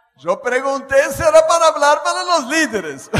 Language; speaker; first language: Spanish; non-native, fluent; Portuguese